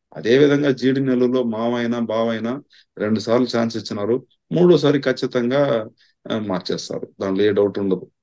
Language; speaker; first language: Telugu; non-native, local second language; Tamil